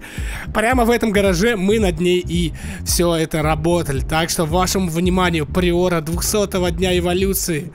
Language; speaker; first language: Russian; native; Russian